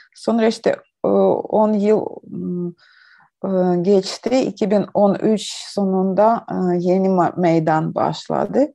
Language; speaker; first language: Turkish; non-native, learner; Ukrainian